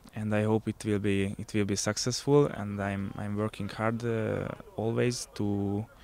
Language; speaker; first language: English; non-native, fluent; Hungarian